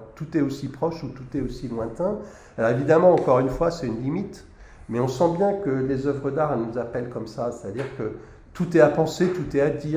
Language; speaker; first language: French; native; French